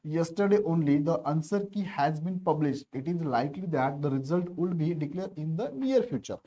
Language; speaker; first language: English; non-native, local second language; Marathi